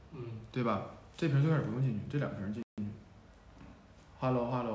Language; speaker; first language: Chinese; native; Chinese